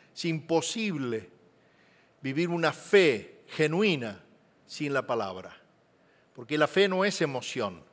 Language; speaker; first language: Spanish; native; Spanish